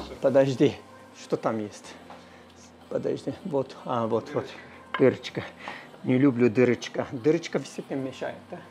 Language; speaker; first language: Russian; non-native, learner; Turkish